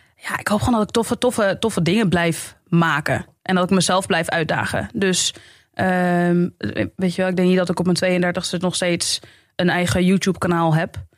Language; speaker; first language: Dutch; native; Dutch